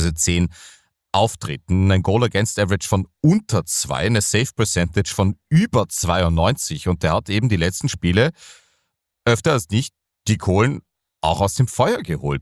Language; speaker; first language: German; native; German